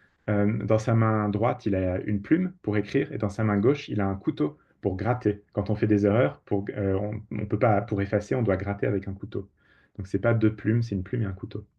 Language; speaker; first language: French; native; French